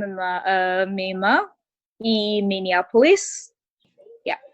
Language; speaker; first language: Norwegian; non-native, learner; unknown